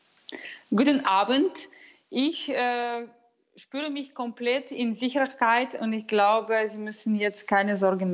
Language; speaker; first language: German; non-native, fluent; Russian